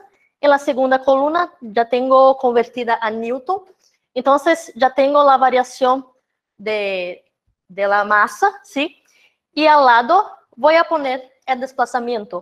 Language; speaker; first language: Spanish; non-native, fluent; Portuguese